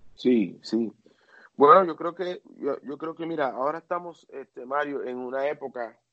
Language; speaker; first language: Spanish; early bilingual, heritage; Spanish